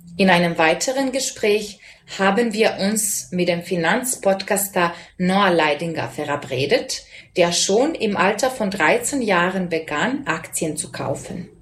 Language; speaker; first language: German; non-native, fluent; Serbian